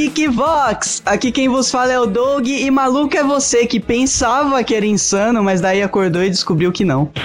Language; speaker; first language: Portuguese; native; Portuguese